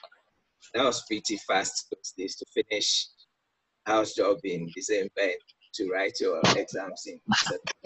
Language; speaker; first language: English; non-native, local second language; Akan